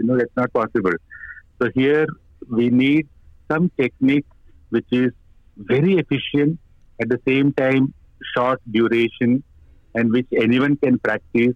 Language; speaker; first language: English; non-native, local second language; Malayalam